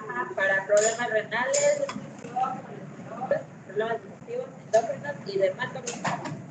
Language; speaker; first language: Spanish; native; Spanish